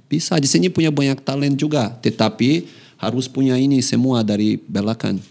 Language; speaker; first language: Indonesian; non-native, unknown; Portuguese